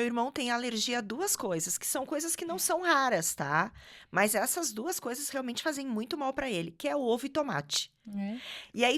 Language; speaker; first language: Portuguese; native; Portuguese